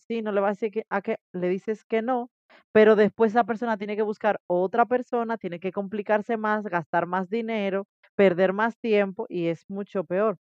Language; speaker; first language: Spanish; native; Spanish